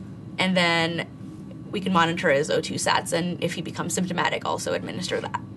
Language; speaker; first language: English; native; English